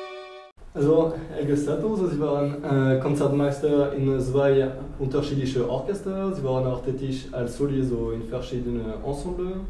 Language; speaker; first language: German; non-native, fluent; French